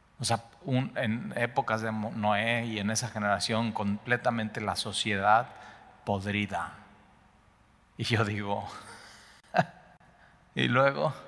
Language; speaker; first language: Spanish; native; Spanish